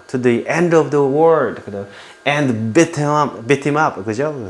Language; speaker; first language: English; non-native, fluent; Korean